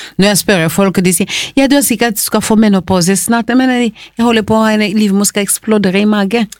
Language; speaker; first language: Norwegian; non-native, fluent; Lingala